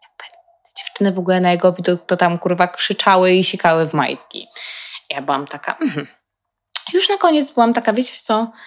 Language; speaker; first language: Polish; native; Polish